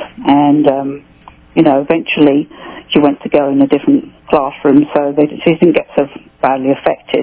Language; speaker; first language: English; native; English